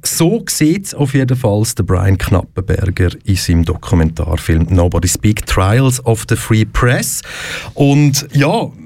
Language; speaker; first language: German; native; German